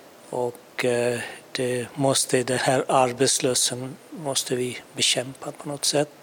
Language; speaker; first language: Swedish; non-native, fluent; Urdu